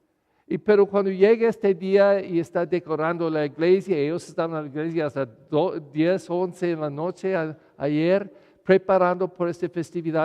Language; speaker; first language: Spanish; non-native, fluent; English